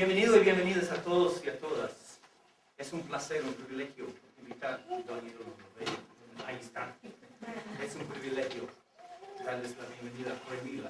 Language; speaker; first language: Spanish; non-native, fluent; English